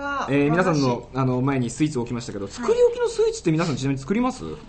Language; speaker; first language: Japanese; native; Japanese